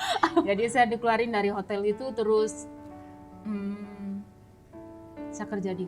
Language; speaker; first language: Indonesian; non-native, local second language; Javanese